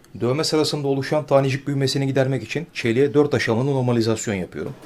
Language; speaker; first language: Turkish; native; Turkish